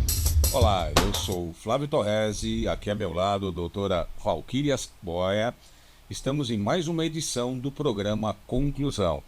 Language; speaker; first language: Portuguese; native; Portuguese